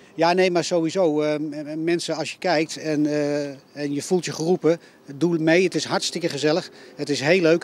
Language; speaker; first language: Dutch; native; Dutch